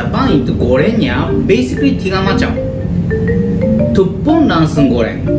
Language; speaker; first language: Indonesian; non-native, learner; Japanese